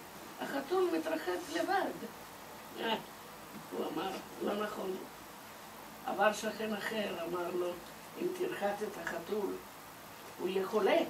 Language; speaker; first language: Hebrew; non-native, fluent; Turkish